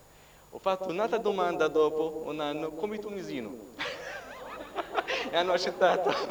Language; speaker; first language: Italian; non-native, fluent; Arabic